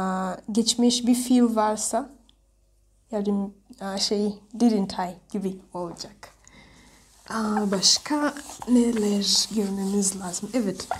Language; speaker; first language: Turkish; non-native, learner; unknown